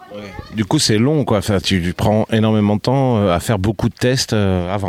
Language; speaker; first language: French; native; French